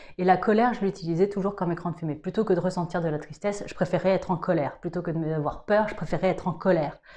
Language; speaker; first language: French; native; French